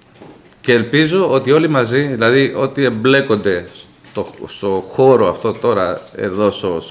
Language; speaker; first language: Greek; non-native, fluent; Spanish